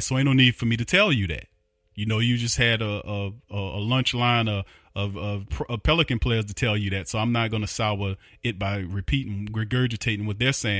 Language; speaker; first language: English; native; English